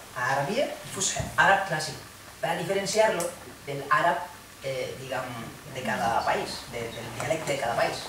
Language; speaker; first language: Catalan; early bilingual, other home language; Arabic